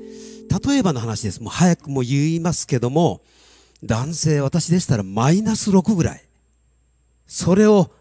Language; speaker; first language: Japanese; native; Japanese